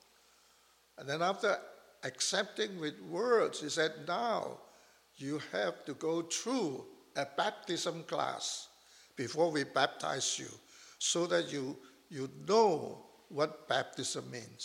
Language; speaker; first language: English; non-native, local second language; Chinese